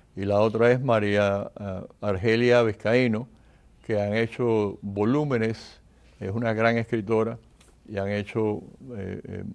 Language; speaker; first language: Spanish; native; Spanish